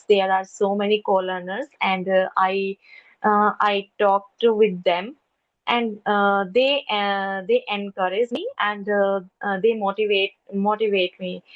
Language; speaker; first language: English; non-native, learner; Hindi